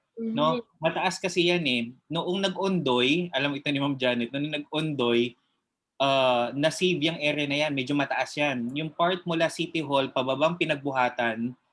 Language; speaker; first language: Filipino; native; Filipino